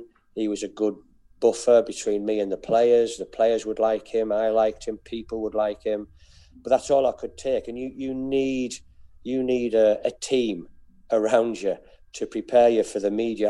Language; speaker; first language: English; native; English